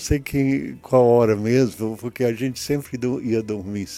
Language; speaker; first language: Portuguese; early bilingual, other home language; English